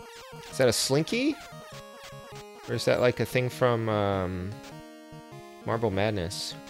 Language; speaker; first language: English; native; English